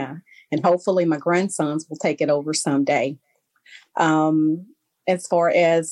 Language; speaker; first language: English; native; English